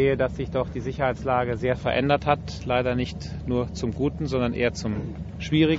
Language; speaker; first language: German; native; German